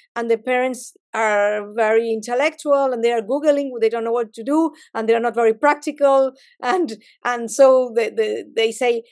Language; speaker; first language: English; non-native, fluent; Spanish